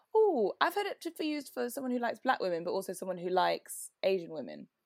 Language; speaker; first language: English; native; English